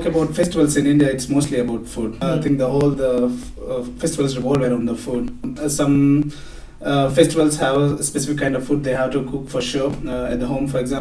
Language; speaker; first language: English; non-native, local second language; Telugu